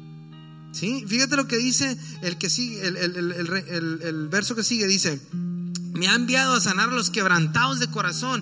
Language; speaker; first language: Spanish; native; Spanish